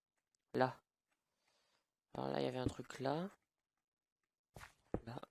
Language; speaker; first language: French; native; French